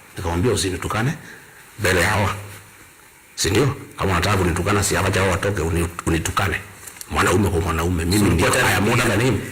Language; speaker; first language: Swahili; non-native, local second language; Kikuyu